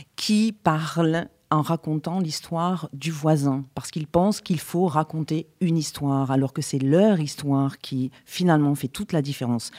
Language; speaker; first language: French; native; French